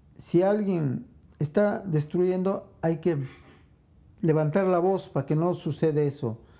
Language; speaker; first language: Spanish; non-native, local second language; Quechua